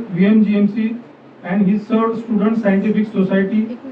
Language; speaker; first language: English; non-native, local second language; Marathi